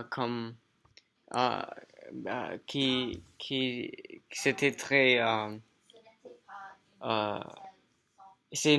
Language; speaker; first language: French; non-native, learner; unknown